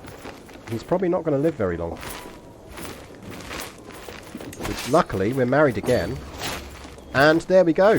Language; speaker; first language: English; native; English